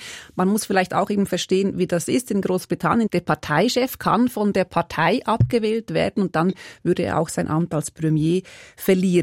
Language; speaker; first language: German; native; German